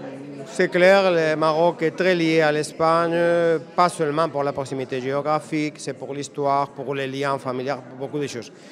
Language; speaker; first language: French; non-native, fluent; Spanish